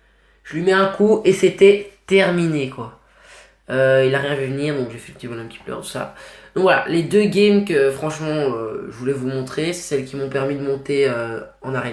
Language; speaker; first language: French; native; French